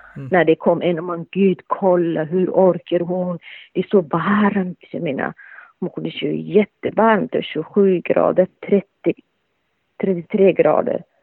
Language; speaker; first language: Swedish; non-native, fluent; Somali